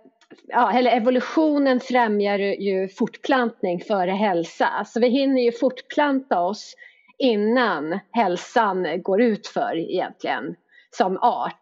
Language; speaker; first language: Swedish; native; Swedish